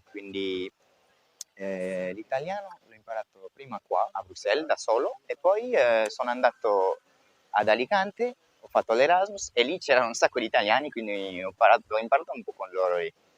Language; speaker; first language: Italian; non-native, fluent; French